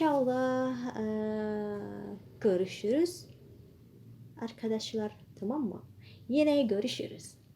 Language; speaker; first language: Turkish; non-native, fluent; Indonesian